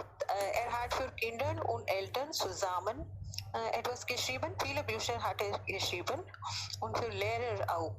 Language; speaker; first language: German; non-native, learner; Hindi